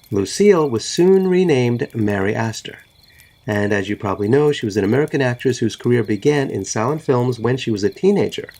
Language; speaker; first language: English; native; English